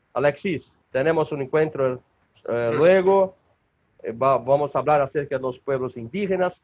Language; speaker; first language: Spanish; non-native, learner; Portuguese